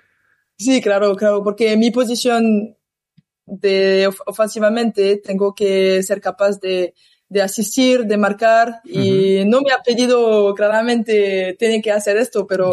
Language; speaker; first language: Spanish; non-native, learner; French